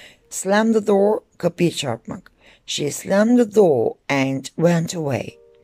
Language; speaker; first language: English; non-native, fluent; Turkish